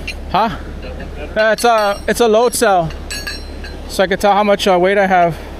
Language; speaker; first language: English; early bilingual, other home language; Spanish